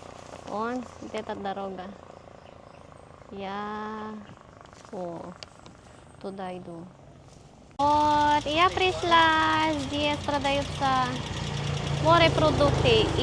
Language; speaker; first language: Russian; non-native, learner; Filipino